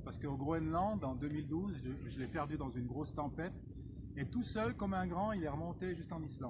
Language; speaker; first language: French; native; French